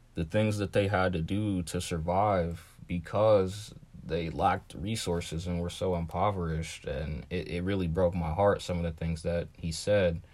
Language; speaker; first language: English; native; English